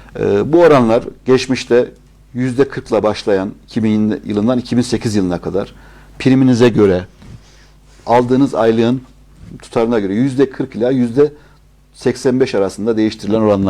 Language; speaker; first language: Turkish; native; Turkish